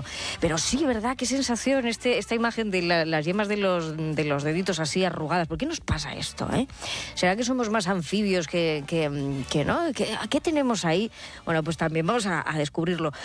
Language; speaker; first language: Spanish; native; Spanish